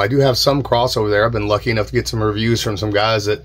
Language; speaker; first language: English; native; English